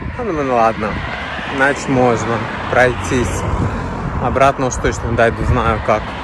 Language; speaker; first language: Russian; native; Russian